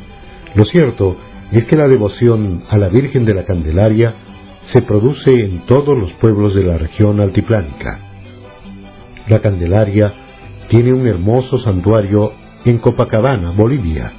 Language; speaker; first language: Spanish; native; Spanish